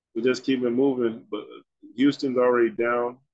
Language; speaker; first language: English; native; English